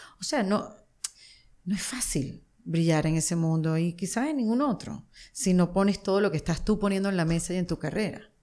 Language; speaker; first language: Spanish; native; Spanish